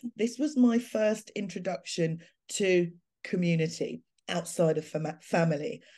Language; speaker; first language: English; native; English